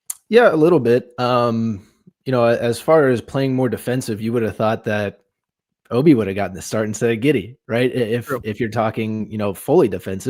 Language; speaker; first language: English; native; English